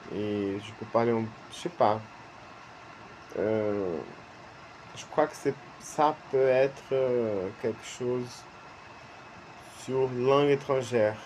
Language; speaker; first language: French; non-native, learner; Portuguese